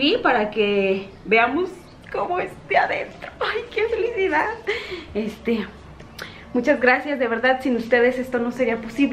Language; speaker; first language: Spanish; native; Spanish